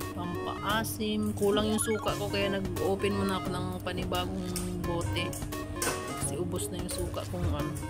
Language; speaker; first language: Filipino; non-native, local second language; Cebuano